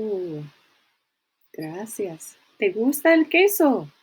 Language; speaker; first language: Spanish; non-native, fluent; English